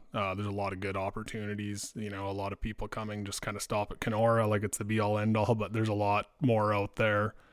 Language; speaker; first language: English; native; English